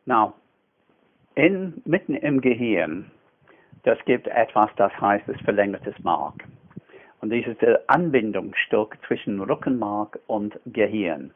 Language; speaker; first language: German; non-native, fluent; English